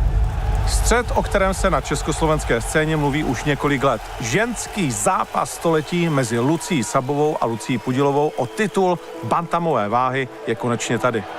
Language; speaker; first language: Czech; native; Czech